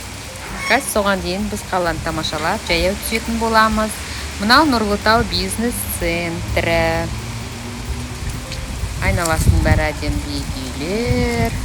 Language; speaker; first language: Kazakh; native; Kazakh